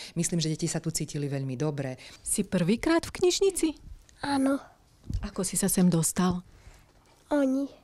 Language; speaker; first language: Slovak; native; Slovak